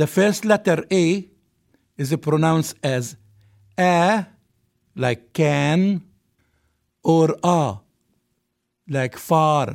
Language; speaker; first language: English; non-native, fluent; Arabic